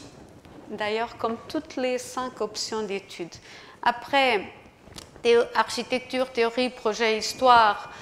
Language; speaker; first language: French; non-native, fluent; Portuguese